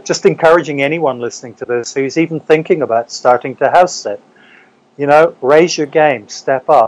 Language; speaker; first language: English; native; English